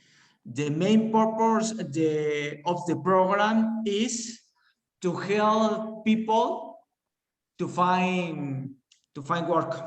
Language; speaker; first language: English; non-native, learner; Spanish